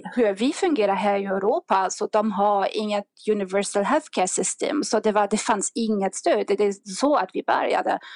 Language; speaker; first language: Swedish; non-native, fluent; German